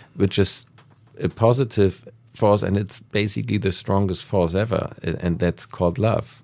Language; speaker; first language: English; non-native, fluent; German